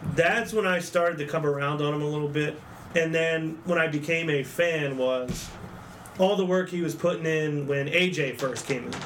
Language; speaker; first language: English; native; English